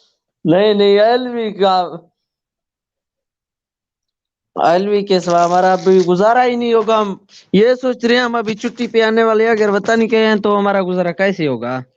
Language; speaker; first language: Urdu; non-native, local second language; Saraiki